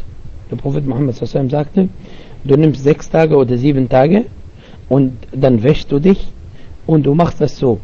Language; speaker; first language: German; non-native, learner; Arabic